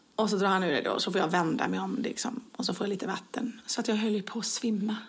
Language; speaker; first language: Swedish; native; Swedish